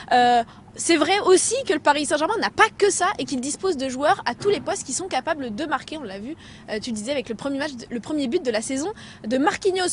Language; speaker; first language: French; native; French